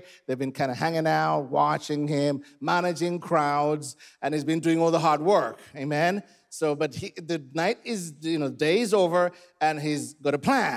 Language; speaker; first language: English; non-native, local second language; Ganda